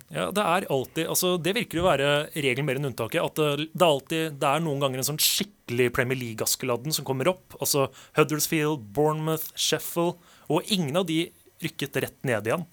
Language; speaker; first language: Norwegian; non-native, fluent; Portuguese